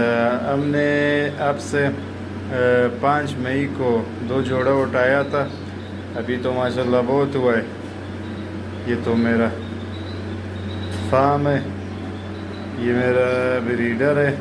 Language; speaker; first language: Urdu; non-native, local second language; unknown